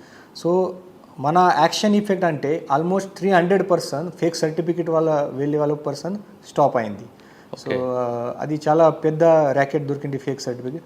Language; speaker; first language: Telugu; non-native, fluent; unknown